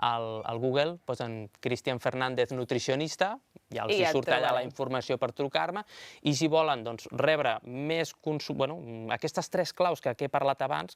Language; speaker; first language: Catalan; native; Catalan